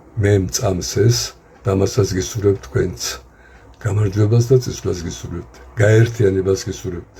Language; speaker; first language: Georgian; native; Georgian